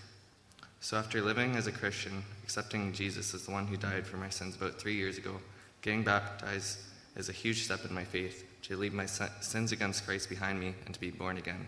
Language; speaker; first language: English; native; English